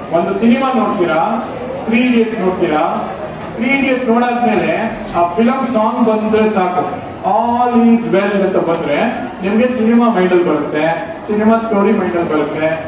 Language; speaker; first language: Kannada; non-native, local second language; Urdu